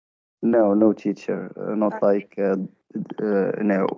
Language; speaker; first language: English; non-native, learner; Arabic